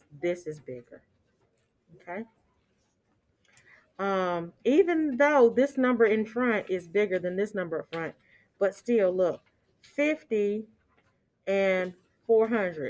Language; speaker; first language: English; native; English